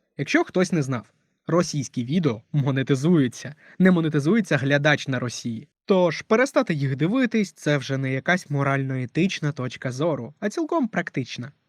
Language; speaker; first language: Ukrainian; non-native, local second language; Russian